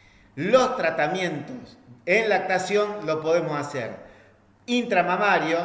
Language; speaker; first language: Spanish; native; Spanish